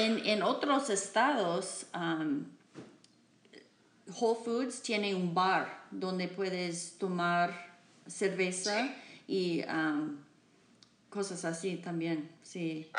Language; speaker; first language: Spanish; non-native, learner; English